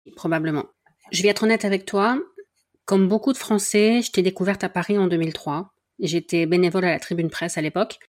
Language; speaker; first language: French; native; French